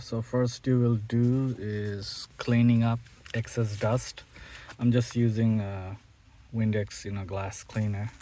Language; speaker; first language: English; non-native, fluent; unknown